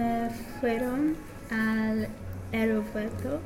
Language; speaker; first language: Spanish; non-native, learner; English